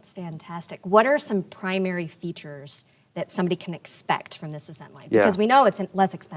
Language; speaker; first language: English; native; English